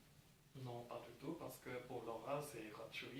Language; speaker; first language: French; non-native, fluent; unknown